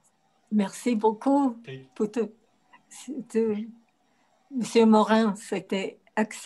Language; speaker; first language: French; non-native, fluent; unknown